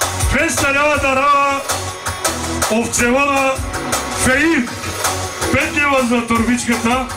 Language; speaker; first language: Bulgarian; non-native, local second language; Turkish